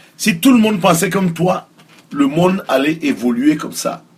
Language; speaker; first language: French; non-native, local second language; Mossi